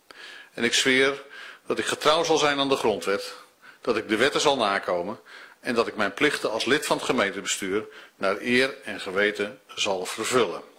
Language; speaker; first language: Dutch; native; Dutch